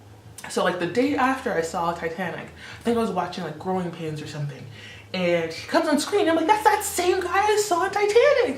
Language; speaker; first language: English; early bilingual, other home language; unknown